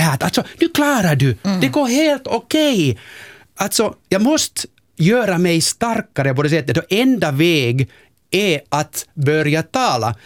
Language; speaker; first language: Swedish; non-native, local second language; Finnish